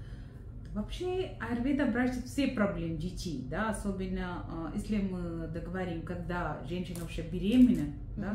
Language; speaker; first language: Russian; non-native, learner; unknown